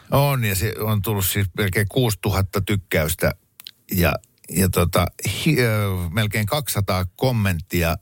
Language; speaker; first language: Finnish; native; Finnish